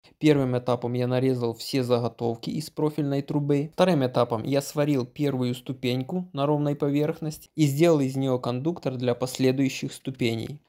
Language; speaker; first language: Russian; non-native, local second language; Ukrainian